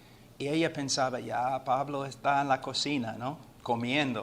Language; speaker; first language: Spanish; non-native, fluent; English